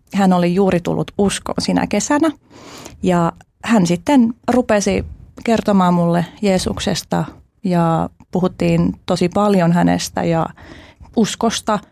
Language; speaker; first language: Finnish; early bilingual, other home language; Albanian